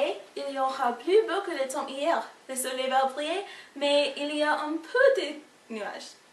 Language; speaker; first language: French; non-native, learner; English